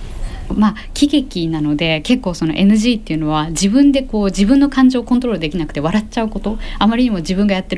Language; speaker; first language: Japanese; native; Japanese